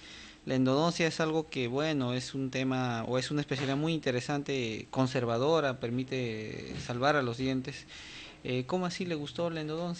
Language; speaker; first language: Spanish; native; Spanish